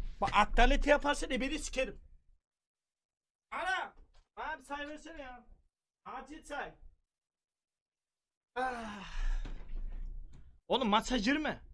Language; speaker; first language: Turkish; native; Turkish